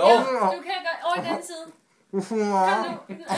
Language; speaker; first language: Danish; native; Danish